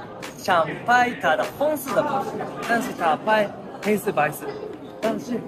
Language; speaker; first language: Chinese; non-native, learner; Japanese